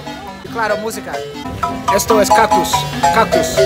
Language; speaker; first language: Spanish; non-native, fluent; English